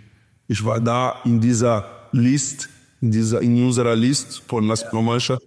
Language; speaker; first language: German; non-native, learner; Portuguese